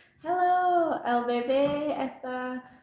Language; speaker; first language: Spanish; non-native, learner; English